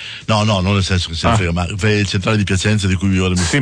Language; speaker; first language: Italian; native; Italian